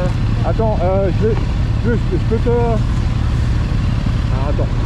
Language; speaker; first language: French; native; French